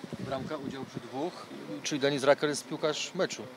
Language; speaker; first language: Polish; native; Polish